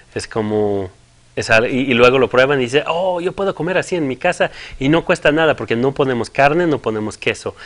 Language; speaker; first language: Spanish; non-native, fluent; French